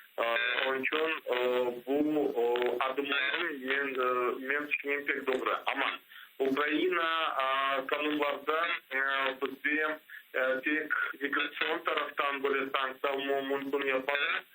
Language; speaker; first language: Turkish; non-native, learner; Crimean Tatar